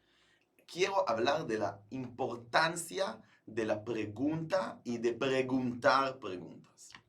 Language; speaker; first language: Spanish; non-native, fluent; Hebrew